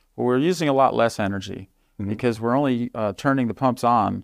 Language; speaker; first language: English; native; English